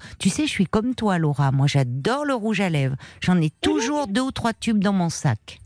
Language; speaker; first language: French; native; French